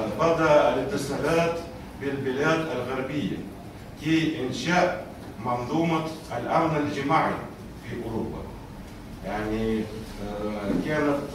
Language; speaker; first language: Arabic; non-native, fluent; Russian